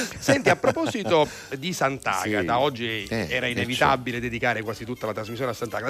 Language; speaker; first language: Italian; native; Italian